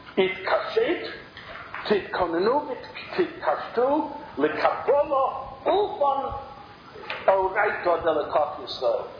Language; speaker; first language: Hebrew; non-native, fluent; English